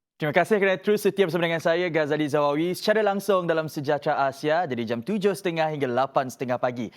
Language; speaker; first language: Malay; native; Malay